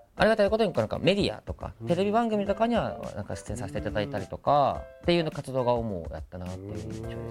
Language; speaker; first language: Japanese; native; Japanese